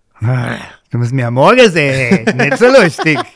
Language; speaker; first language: German; non-native, fluent; English